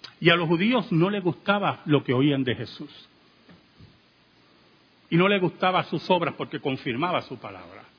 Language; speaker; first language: Spanish; native; Spanish